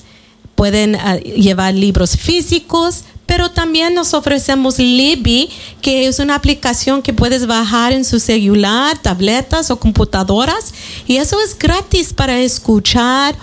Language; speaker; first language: Spanish; early bilingual, heritage; Spanish